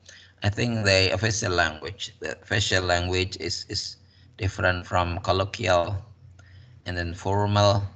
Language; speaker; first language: English; non-native, fluent; Indonesian